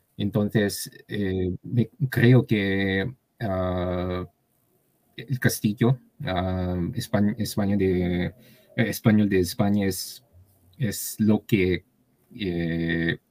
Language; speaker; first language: Spanish; non-native, learner; Chinese